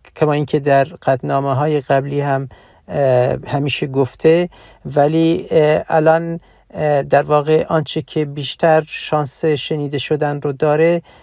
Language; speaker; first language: Persian; non-native, local second language; Central Kurdish